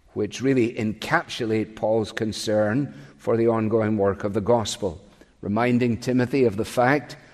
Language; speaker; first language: English; native; English